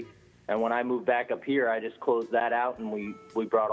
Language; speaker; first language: English; native; English